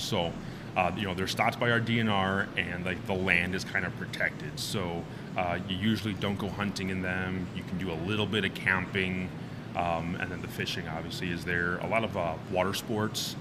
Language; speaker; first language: English; native; English